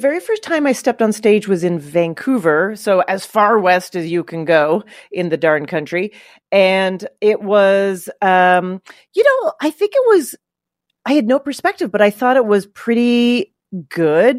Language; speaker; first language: English; native; English